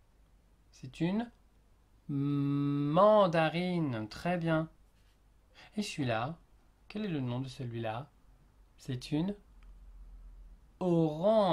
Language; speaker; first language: French; native; French